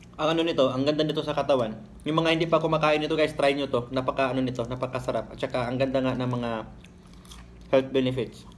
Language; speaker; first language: Filipino; non-native, local second language; Cebuano